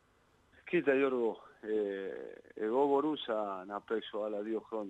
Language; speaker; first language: Greek; non-native, learner; Spanish